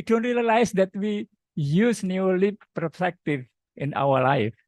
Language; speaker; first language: English; non-native, learner; Indonesian